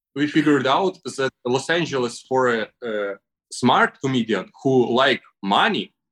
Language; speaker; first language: English; non-native, learner; Ukrainian